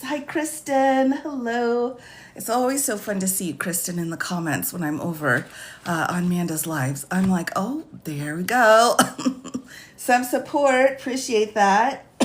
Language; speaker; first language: English; native; English